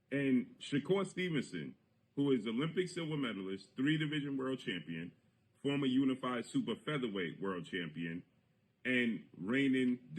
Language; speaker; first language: English; native; English